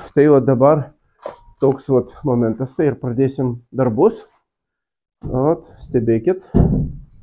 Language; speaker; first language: Lithuanian; non-native, local second language; Russian